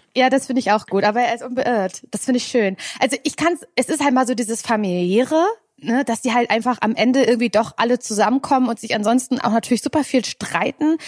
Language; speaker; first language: German; native; German